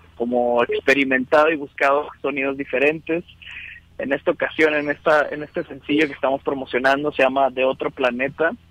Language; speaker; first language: Spanish; native; Spanish